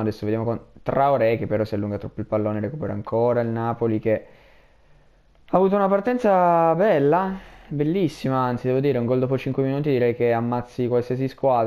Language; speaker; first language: Italian; native; Italian